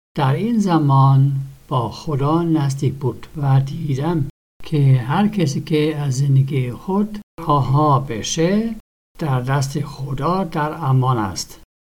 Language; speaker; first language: Persian; non-native, fluent; German